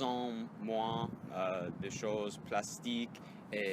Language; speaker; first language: French; non-native, learner; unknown